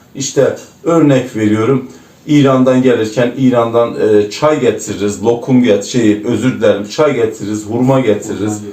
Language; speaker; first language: Turkish; native; Turkish